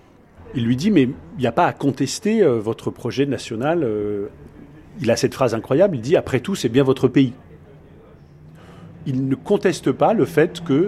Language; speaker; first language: French; native; French